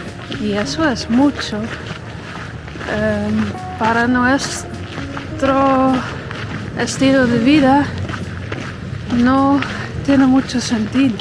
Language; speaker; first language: Spanish; non-native, fluent; Dutch